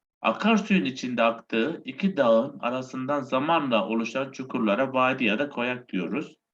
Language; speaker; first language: Turkish; native; Turkish